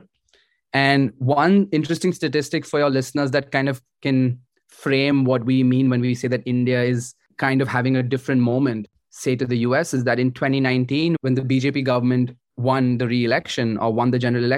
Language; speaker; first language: English; non-native, local second language; Hindi